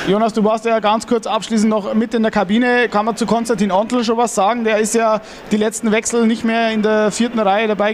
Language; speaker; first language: German; native; German